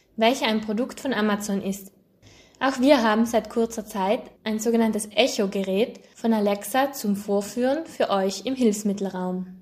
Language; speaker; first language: German; native; German